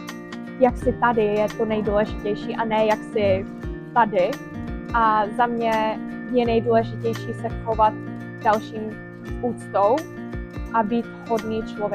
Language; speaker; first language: Czech; early bilingual, heritage; Czech